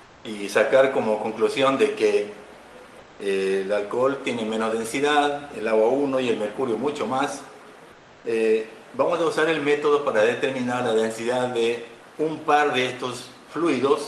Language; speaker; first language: Spanish; native; Spanish